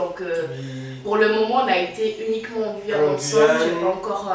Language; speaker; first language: French; native; French